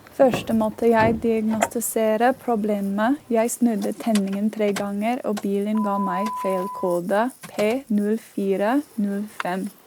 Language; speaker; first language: Norwegian; non-native, learner; English